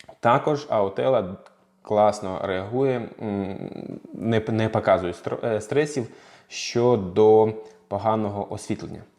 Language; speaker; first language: Ukrainian; non-native, local second language; Russian